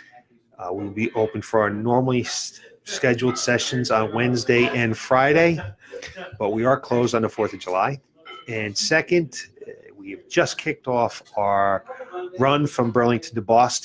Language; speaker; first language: English; native; English